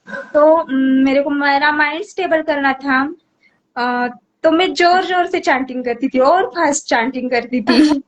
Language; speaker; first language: Hindi; native; Hindi